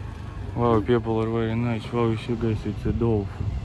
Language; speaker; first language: English; non-native, fluent; Russian